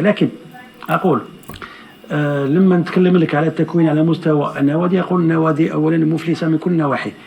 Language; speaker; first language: Arabic; native; Arabic